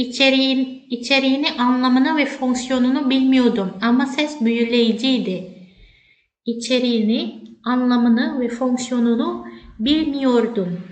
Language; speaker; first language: Turkish; non-native, fluent; Indonesian